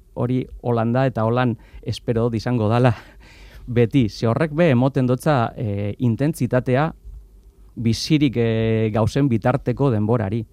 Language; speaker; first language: Basque; native; Basque